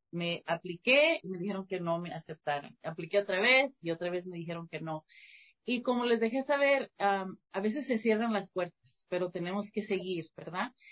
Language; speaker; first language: Spanish; early bilingual, heritage; Spanish